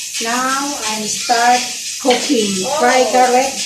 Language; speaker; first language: English; non-native, learner; Filipino